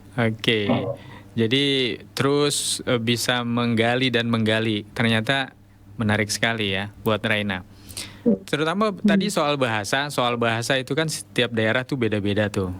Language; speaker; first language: Indonesian; native; Indonesian